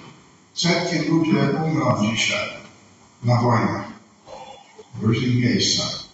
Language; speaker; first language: Polish; non-native, fluent; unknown